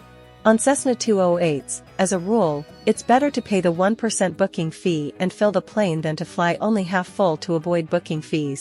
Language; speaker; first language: English; native; English